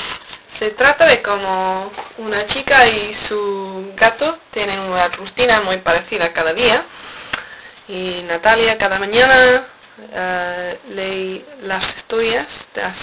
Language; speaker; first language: Spanish; non-native, learner; English